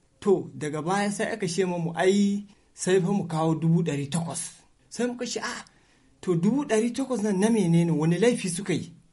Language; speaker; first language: Hausa; non-native, local second language; Fula